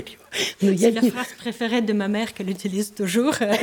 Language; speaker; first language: French; non-native, fluent; Ukrainian